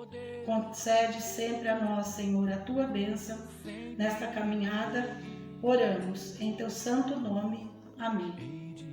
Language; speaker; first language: Portuguese; native; Portuguese